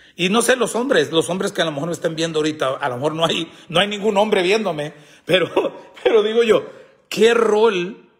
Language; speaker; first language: Spanish; early bilingual, heritage; Spanish